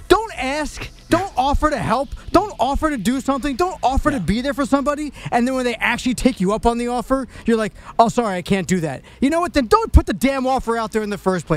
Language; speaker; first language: English; native; English